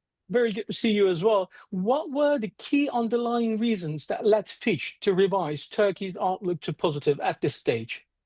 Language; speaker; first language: English; non-native, fluent; Turkish